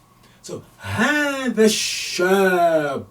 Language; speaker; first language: Arabic; non-native, fluent; English